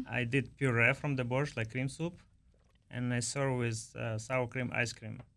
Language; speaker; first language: English; non-native, learner; Ukrainian